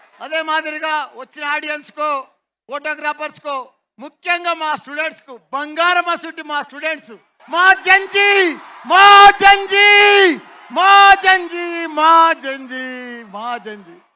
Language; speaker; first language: Telugu; native; Telugu